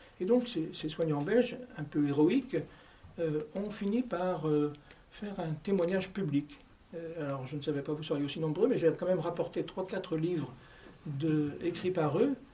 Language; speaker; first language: French; native; French